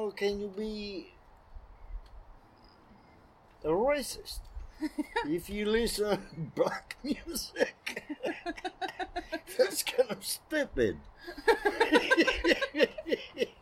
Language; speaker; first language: English; non-native, fluent; French